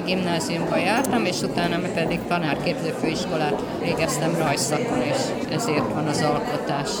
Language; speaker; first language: Hungarian; native; Hungarian